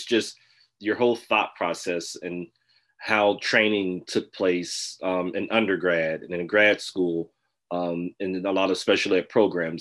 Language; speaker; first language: English; native; English